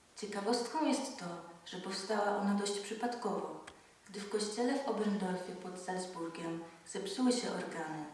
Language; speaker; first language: Polish; native; Polish